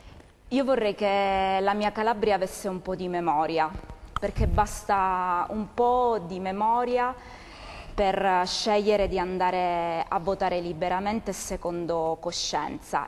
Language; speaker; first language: Italian; native; Italian